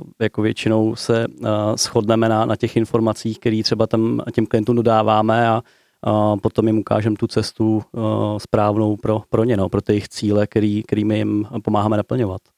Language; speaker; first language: Czech; native; Czech